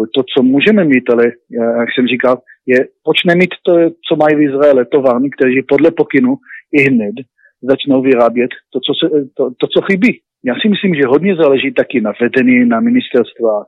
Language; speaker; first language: Czech; non-native, learner; Hebrew